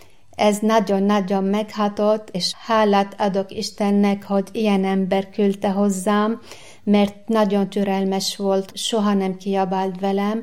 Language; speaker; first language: Hungarian; non-native, learner; Arabic